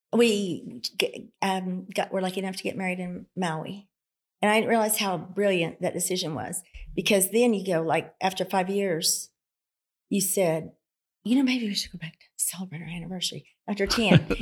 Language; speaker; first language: English; native; English